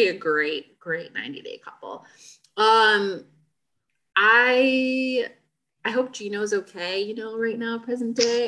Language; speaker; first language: English; native; English